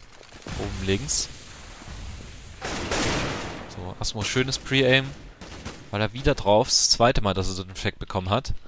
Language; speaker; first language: German; native; German